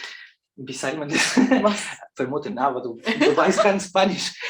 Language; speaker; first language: German; non-native, fluent; Spanish